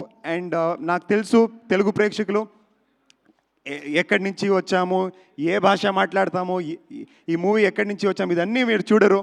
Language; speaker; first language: Telugu; non-native, learner; Kannada